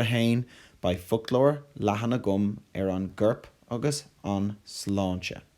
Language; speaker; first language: Irish; non-native, local second language; English